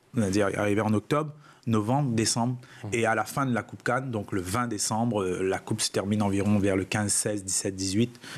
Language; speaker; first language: French; non-native, local second language; Réunion Creole French